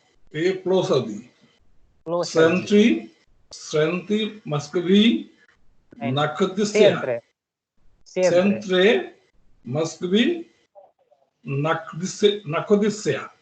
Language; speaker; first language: Russian; non-native, learner; Hindi